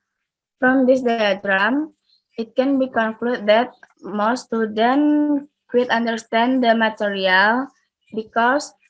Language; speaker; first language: English; non-native, learner; Indonesian